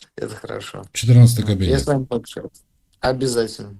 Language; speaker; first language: Russian; native; Russian